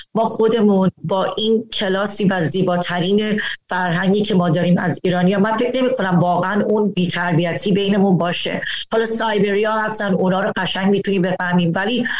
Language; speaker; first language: Persian; early bilingual, heritage; Persian